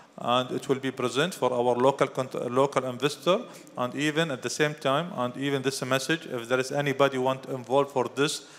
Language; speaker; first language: English; non-native, fluent; Arabic